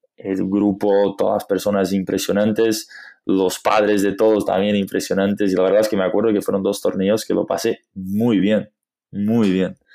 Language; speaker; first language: Spanish; non-native, fluent; Portuguese